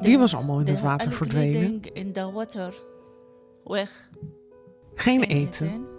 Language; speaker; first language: Dutch; non-native, learner; Arabic